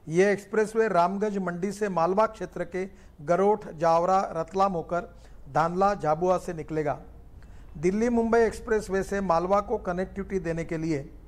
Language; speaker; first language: Hindi; non-native, local second language; Marathi